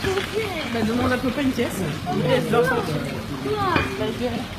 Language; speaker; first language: French; native; French